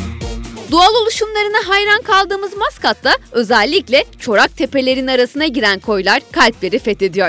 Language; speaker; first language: Turkish; native; Turkish